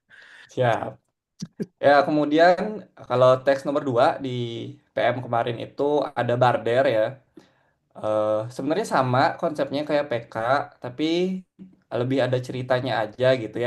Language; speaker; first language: Indonesian; native; Indonesian